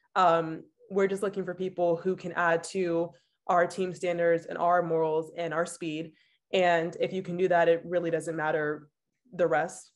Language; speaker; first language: English; native; English